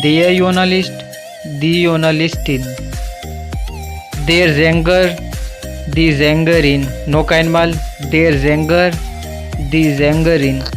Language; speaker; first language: German; non-native, learner; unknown